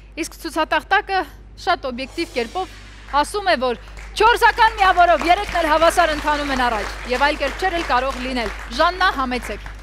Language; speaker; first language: Armenian; native; Armenian